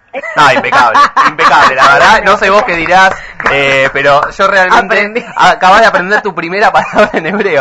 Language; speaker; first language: Spanish; native; Spanish